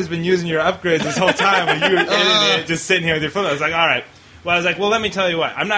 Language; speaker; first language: English; native; English